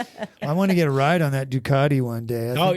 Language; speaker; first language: English; native; English